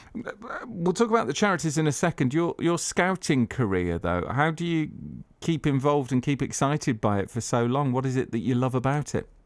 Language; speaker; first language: English; native; English